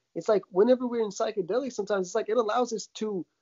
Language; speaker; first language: English; early bilingual, other home language; Russian